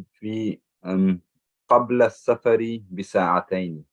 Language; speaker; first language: Arabic; non-native, learner; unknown